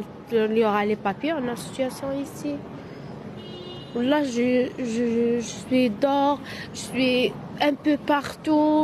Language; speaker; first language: French; non-native, learner; Arabic